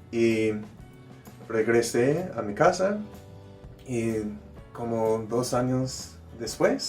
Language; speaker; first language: Spanish; non-native, learner; English